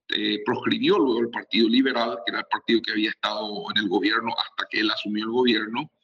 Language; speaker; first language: Spanish; native; Spanish